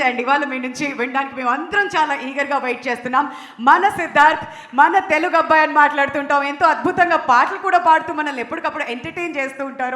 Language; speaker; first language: Telugu; native; Telugu